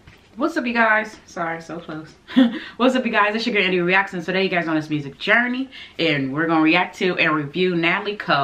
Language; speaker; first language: English; native; English